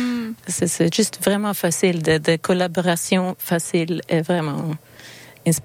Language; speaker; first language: French; non-native, learner; Swedish